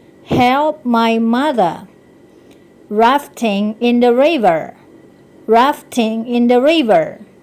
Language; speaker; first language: English; non-native, fluent; Indonesian